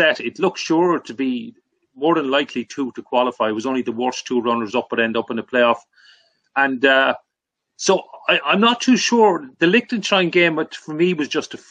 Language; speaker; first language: English; native; English